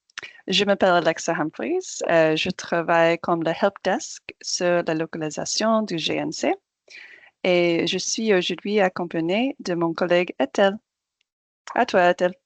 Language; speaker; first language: French; non-native, fluent; English